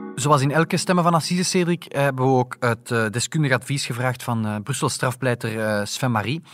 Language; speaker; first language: Dutch; native; Dutch